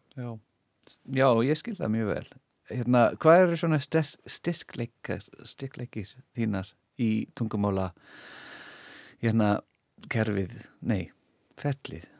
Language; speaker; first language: Icelandic; non-native, fluent; English